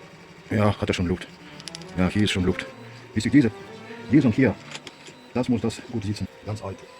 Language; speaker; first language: German; non-native, learner; Russian